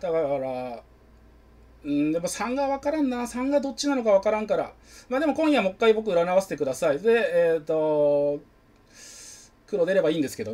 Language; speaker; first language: Japanese; native; Japanese